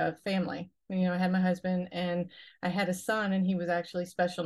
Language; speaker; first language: English; native; English